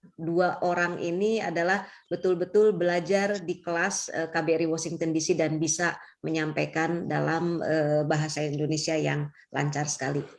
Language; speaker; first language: Indonesian; native; Indonesian